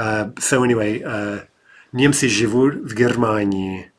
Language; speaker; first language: Russian; non-native, fluent; English